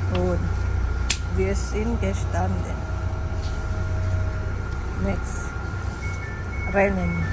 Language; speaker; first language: German; non-native, learner; Filipino